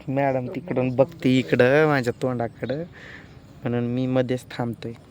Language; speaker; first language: Marathi; non-native, local second language; Lambadi